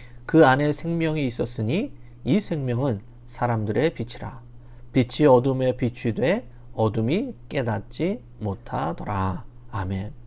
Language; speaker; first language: Korean; native; Korean